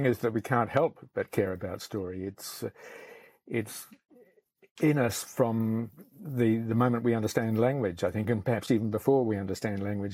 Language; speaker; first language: English; native; English